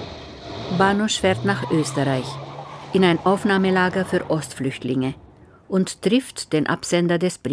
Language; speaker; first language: German; native; German